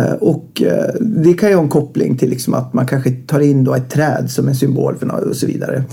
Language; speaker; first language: Swedish; native; Swedish